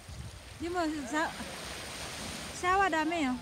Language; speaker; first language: Japanese; non-native, learner; Filipino